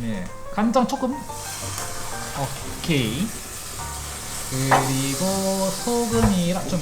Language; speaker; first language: Korean; non-native, fluent; Malay